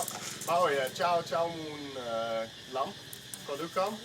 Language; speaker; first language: Vietnamese; non-native, learner; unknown